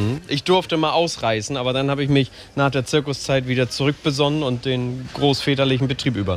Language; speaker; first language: German; native; German